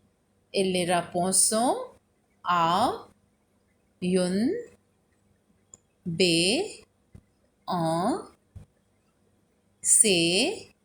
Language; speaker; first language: French; non-native, fluent; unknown